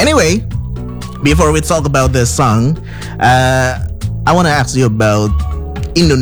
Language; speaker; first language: English; non-native, fluent; Indonesian